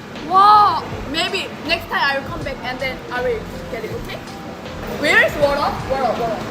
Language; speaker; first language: English; non-native, learner; Japanese